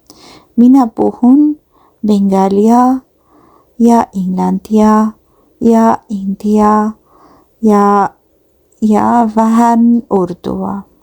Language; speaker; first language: Finnish; non-native, learner; Bangla